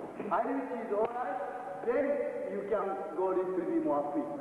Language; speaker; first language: English; non-native, learner; Japanese